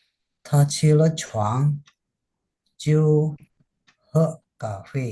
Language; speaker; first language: Chinese; non-native, learner; Indonesian